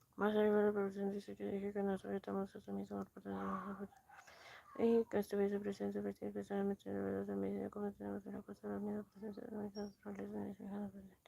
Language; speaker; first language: Spanish; native; Spanish